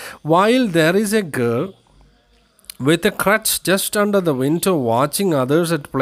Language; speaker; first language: English; non-native, local second language; Malayalam